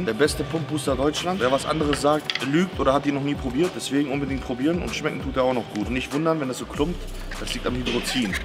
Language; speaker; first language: German; native; German